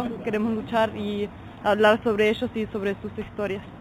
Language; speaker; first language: Spanish; non-native, fluent; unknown